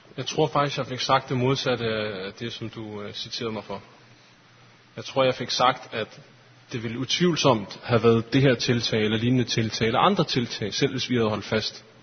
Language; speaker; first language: Danish; early bilingual, other home language; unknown